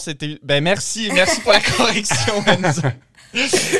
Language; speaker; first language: French; native; French